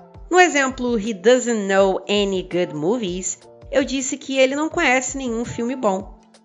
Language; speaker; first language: Portuguese; native; Portuguese